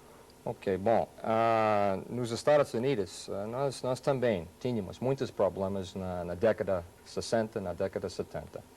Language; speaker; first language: Portuguese; non-native, fluent; English